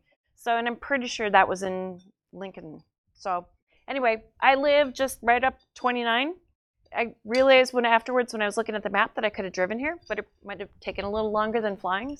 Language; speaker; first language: English; native; English